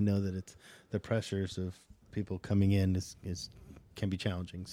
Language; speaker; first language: English; native; English